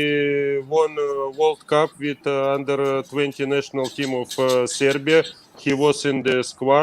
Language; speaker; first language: English; non-native, learner; Russian